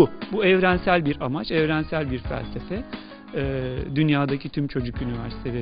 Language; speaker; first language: Turkish; native; Turkish